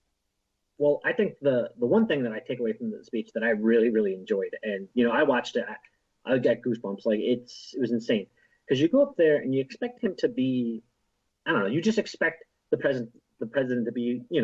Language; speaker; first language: English; native; English